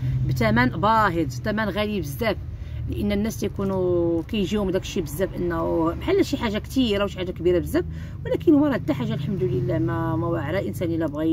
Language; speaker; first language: Arabic; native; Arabic